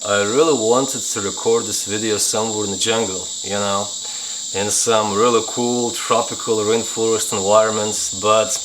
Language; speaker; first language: English; non-native, fluent; Lithuanian